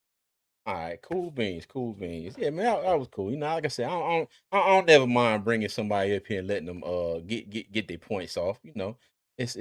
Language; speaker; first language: English; native; English